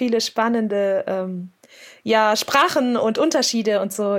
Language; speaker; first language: German; native; German